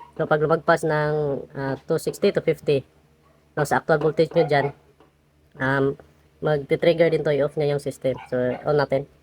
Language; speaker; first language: Filipino; non-native, local second language; Cebuano